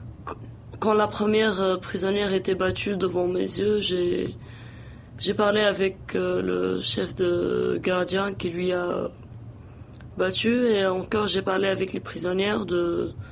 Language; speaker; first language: French; non-native, local second language; Arabic